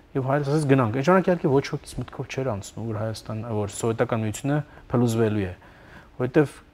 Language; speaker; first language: Armenian; native; Armenian